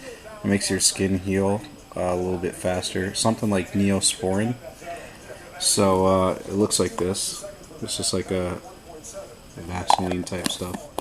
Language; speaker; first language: English; native; English